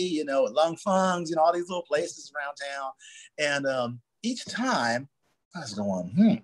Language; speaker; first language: English; native; English